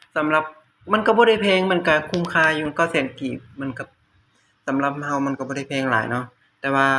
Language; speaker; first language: Lao; native; Lao